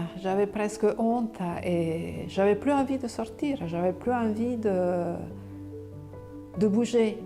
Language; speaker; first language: French; non-native, fluent; Italian